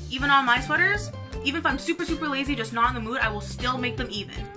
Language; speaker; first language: English; native; English